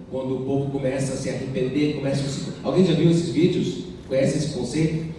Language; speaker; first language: Portuguese; non-native, fluent; English